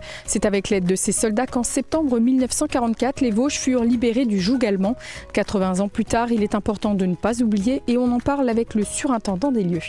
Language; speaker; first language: French; native; French